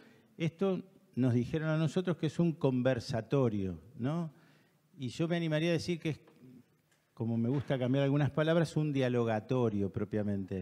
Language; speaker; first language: Spanish; native; Spanish